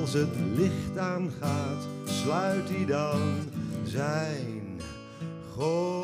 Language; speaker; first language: Dutch; native; Dutch